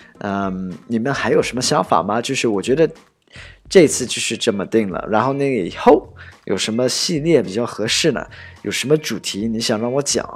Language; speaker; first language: Chinese; non-native, fluent; English